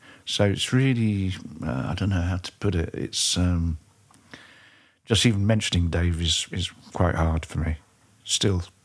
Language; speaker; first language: English; early bilingual, other home language; French